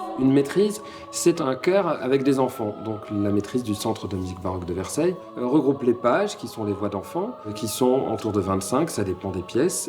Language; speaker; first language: French; native; French